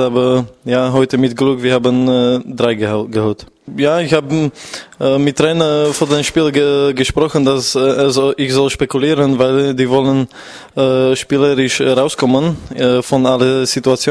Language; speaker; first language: German; non-native, learner; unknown